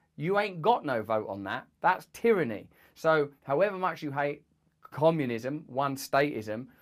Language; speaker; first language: English; native; English